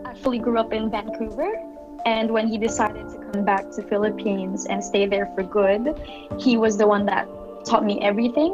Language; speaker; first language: English; non-native, local second language; Filipino